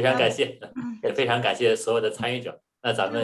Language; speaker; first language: Chinese; native; Chinese